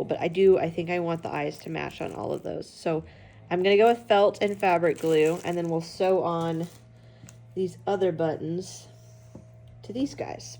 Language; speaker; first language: English; native; English